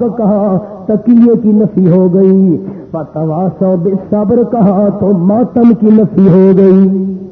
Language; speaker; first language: Urdu; non-native, local second language; Pashto